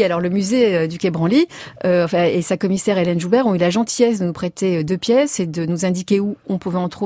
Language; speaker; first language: French; native; French